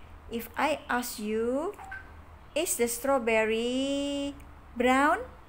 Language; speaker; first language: English; non-native, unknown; Indonesian